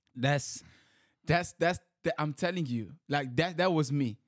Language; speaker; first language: English; early bilingual, other home language; Lingala